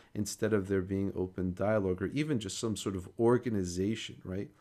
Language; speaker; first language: English; native; English